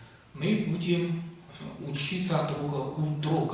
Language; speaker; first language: Russian; non-native, learner; Chinese